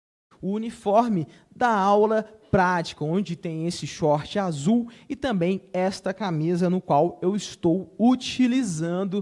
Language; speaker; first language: Portuguese; native; Portuguese